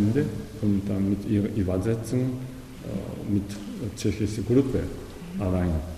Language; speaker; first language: German; non-native, learner; Japanese